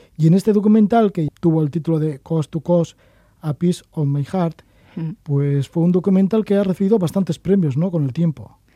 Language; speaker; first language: Spanish; native; Spanish